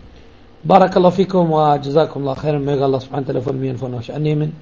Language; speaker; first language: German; non-native, fluent; Arabic